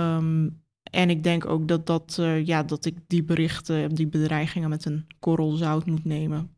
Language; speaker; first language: Dutch; early bilingual, other home language; Turkish